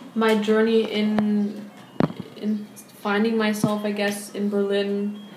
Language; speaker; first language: English; early bilingual, other home language; German